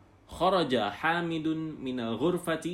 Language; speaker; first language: Arabic; non-native, fluent; Indonesian